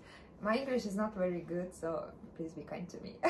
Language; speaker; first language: English; non-native, learner; Russian